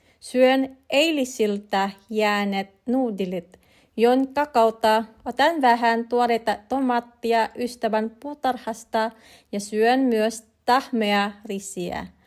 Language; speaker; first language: Finnish; non-native, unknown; Filipino